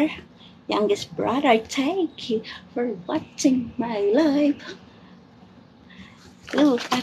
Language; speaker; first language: English; non-native, local second language; Filipino